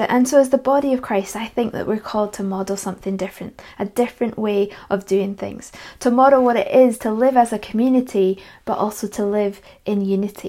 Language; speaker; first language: English; native; English